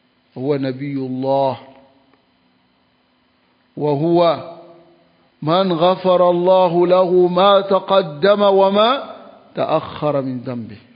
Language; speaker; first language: Arabic; non-native, fluent; French